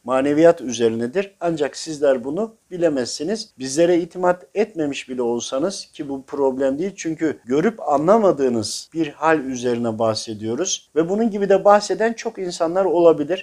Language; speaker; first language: Turkish; native; Turkish